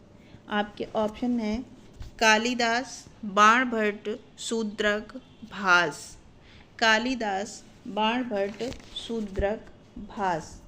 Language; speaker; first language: Hindi; native; Hindi